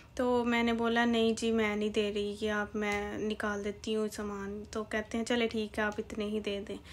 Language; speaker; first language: Urdu; native; Urdu